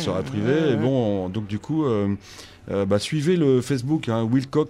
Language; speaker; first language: French; native; French